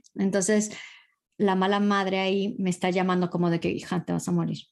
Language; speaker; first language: Spanish; early bilingual, heritage; Spanish